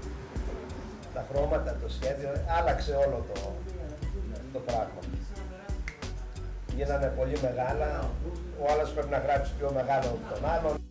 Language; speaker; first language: Greek; early bilingual, heritage; Greek